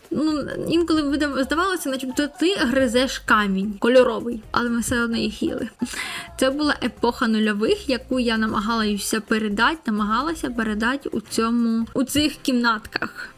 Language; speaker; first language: Ukrainian; non-native, local second language; Russian